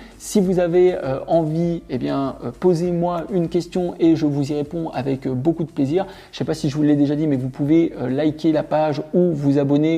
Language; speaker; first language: French; native; French